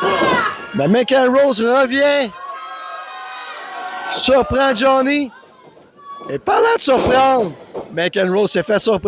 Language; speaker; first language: French; native; French